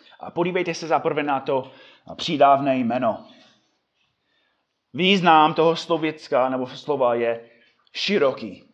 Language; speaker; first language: Czech; non-native, fluent; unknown